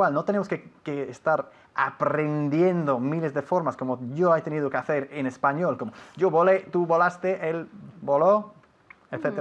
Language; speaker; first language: Spanish; non-native, fluent; English